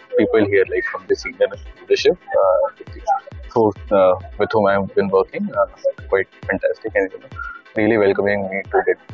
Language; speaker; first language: English; non-native, local second language; Hindi